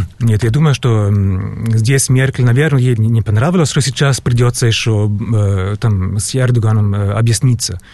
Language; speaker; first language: Russian; non-native, fluent; German